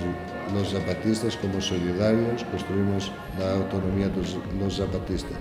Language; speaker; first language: Spanish; non-native, learner; Greek